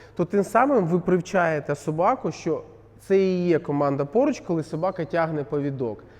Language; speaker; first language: Ukrainian; non-native, local second language; Russian